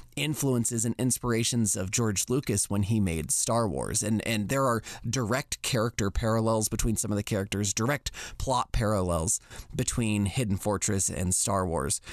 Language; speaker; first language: English; native; English